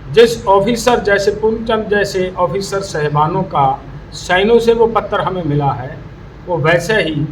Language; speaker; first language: Hindi; non-native, local second language; Punjabi